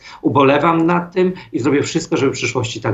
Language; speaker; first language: Polish; native; Polish